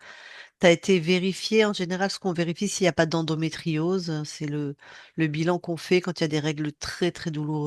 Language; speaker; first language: French; native; French